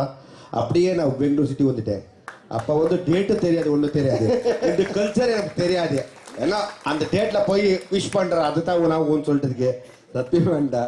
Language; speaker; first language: Tamil; non-native, learner; Kannada